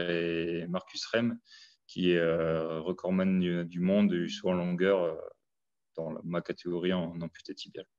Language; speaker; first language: French; native; French